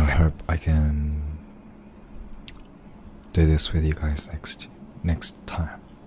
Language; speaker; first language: English; native; English